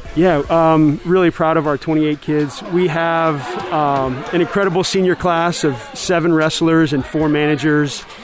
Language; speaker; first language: English; native; English